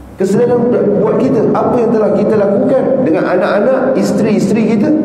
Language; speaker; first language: Malay; native; Malay